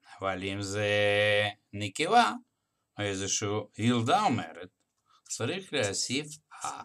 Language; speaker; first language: Hebrew; non-native, fluent; Russian